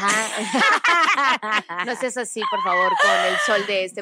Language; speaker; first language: Spanish; native; Spanish